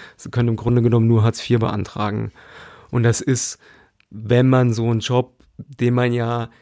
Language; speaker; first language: German; native; German